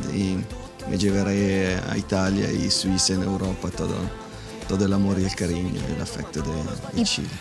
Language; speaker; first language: Spanish; non-native, fluent; Italian